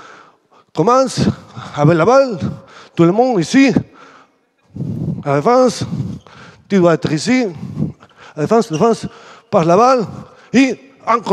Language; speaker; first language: French; non-native, fluent; Spanish